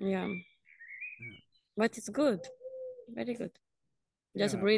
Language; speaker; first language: English; non-native, learner; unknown